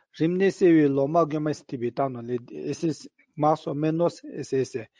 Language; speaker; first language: Spanish; non-native, learner; Tibetan